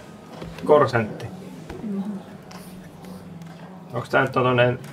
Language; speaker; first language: Finnish; native; Finnish